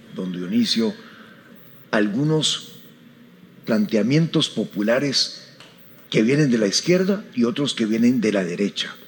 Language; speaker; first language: Spanish; native; Spanish